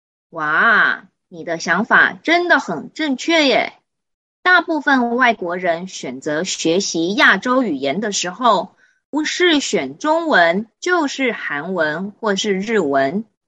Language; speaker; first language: Chinese; native; Chinese